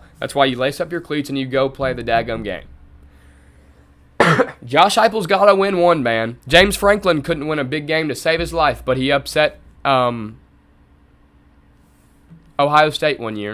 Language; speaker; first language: English; native; English